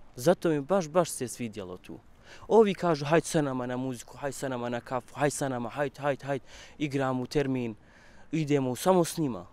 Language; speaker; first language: Croatian; non-native, learner; Kurdish